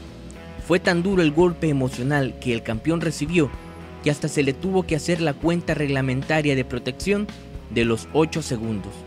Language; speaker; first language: Spanish; native; Spanish